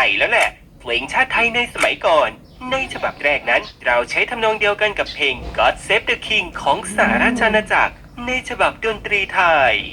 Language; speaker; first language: Thai; native; Thai